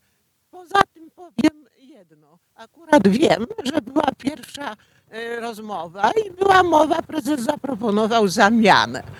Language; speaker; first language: Polish; native; Polish